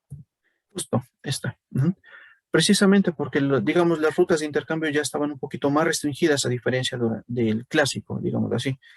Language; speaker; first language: Spanish; native; Spanish